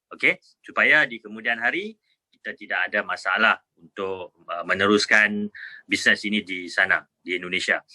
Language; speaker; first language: Malay; native; Malay